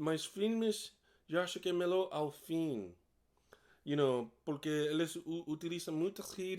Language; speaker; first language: Portuguese; non-native, learner; English